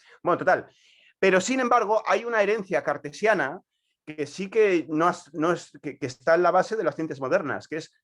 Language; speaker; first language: Spanish; native; Spanish